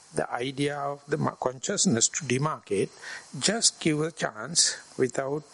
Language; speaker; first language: English; non-native, local second language; Sinhala